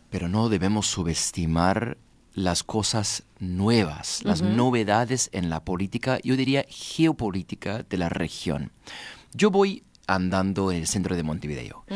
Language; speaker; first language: Spanish; non-native, fluent; English